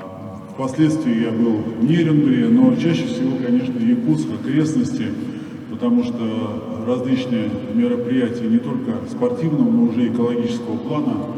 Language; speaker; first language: Russian; native; Russian